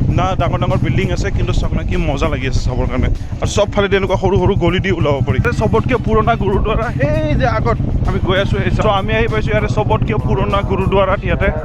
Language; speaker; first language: Assamese; native; Assamese